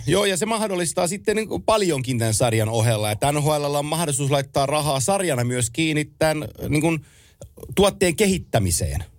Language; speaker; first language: Finnish; native; Finnish